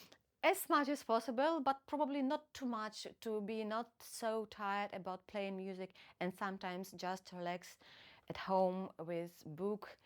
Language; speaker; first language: English; non-native, fluent; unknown